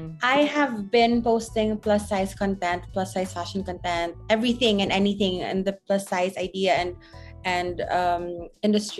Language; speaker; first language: English; non-native, local second language; Hiligaynon